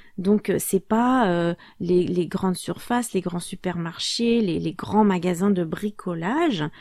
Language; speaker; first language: French; native; French